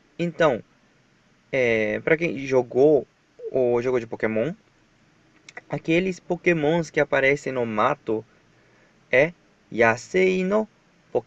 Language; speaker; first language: Portuguese; non-native, fluent; Japanese